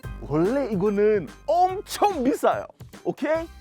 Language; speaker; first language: Korean; non-native, learner; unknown